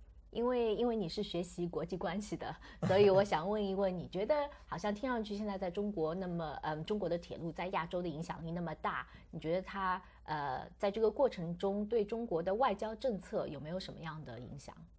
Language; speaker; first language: Chinese; native; Chinese